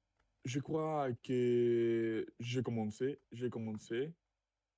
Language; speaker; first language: French; non-native, learner; Russian